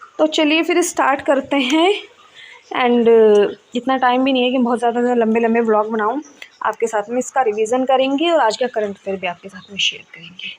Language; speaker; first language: Hindi; native; Hindi